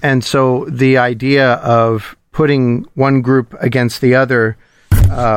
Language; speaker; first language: English; native; English